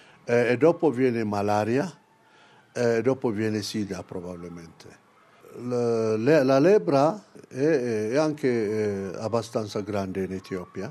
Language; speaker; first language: Italian; non-native, fluent; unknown